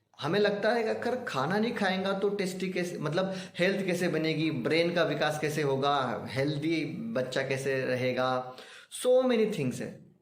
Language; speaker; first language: Hindi; non-native, local second language; Marathi